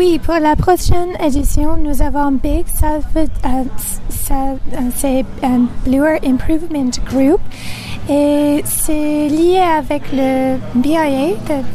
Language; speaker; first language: French; non-native, local second language; English